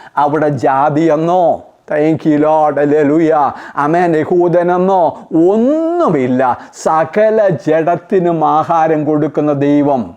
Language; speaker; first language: Malayalam; native; Malayalam